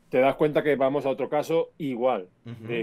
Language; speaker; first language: Spanish; native; Spanish